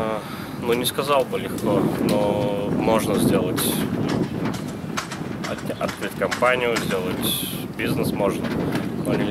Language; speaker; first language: Russian; non-native, local second language; Uzbek